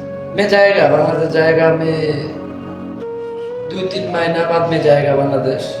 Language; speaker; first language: Hindi; non-native, learner; Bangla